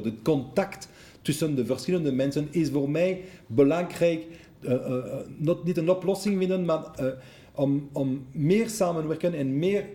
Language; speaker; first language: Dutch; non-native, local second language; French